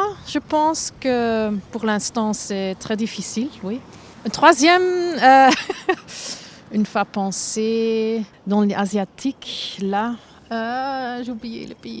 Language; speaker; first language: French; non-native, fluent; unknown